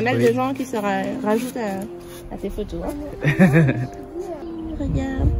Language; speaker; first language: French; native; French